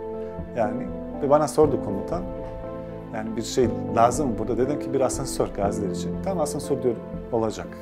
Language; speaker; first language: Turkish; non-native, fluent; Bosnian